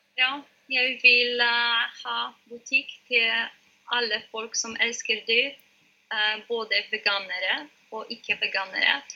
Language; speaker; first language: Norwegian; non-native, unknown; Polish